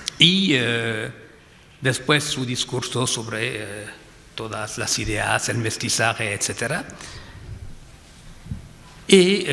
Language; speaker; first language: Spanish; non-native, fluent; French